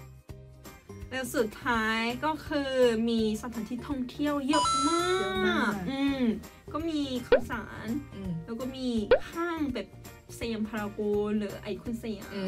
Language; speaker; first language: Thai; non-native, learner; Korean